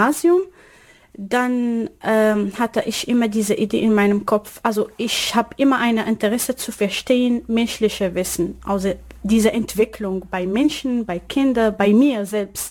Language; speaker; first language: German; non-native, learner; Arabic